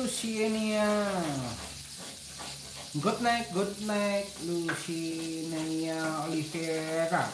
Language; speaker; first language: English; non-native, learner; Indonesian